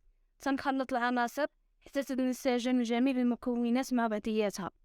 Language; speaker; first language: Arabic; native; Arabic